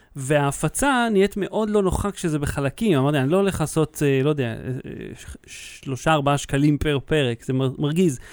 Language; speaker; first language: Hebrew; early bilingual, other home language; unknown